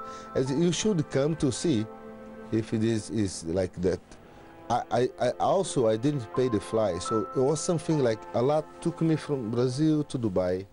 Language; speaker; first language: English; non-native, learner; Portuguese